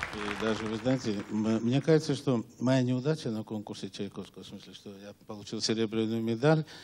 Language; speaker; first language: Russian; non-native, local second language; Georgian